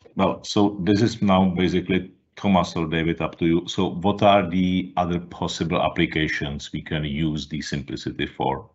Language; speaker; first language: English; non-native, fluent; Czech